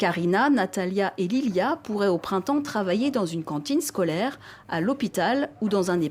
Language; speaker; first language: French; native; French